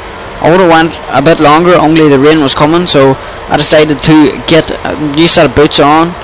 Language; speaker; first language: English; native; English